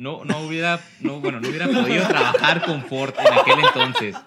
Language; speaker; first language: Spanish; native; Spanish